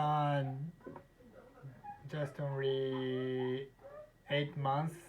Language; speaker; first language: English; non-native, learner; Japanese